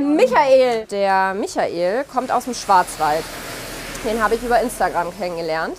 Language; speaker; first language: German; native; German